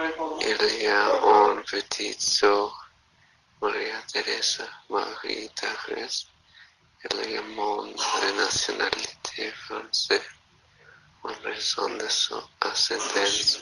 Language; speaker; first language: French; non-native, learner; Spanish